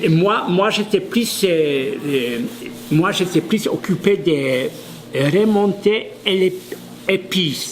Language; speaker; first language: French; non-native, fluent; Polish